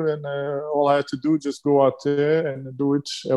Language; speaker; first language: English; non-native, fluent; Turkish